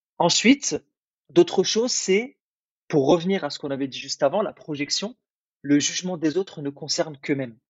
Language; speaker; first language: French; early bilingual, other home language; Arabic